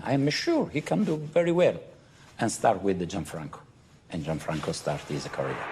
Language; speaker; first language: English; non-native, fluent; Italian